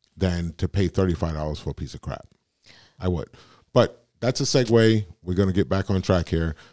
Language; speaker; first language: English; native; English